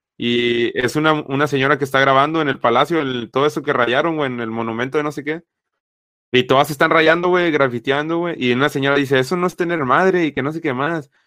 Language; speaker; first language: Spanish; native; Spanish